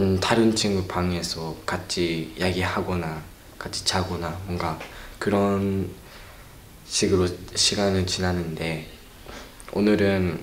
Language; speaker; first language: Korean; non-native, learner; Japanese